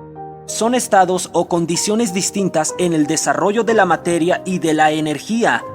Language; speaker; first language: Spanish; native; Spanish